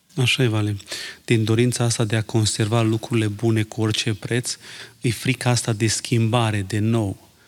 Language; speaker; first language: Romanian; native; Romanian